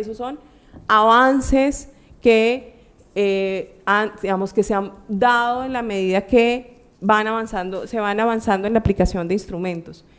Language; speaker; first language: Spanish; native; Spanish